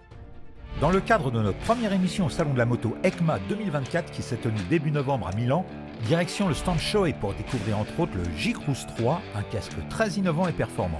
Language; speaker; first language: French; native; French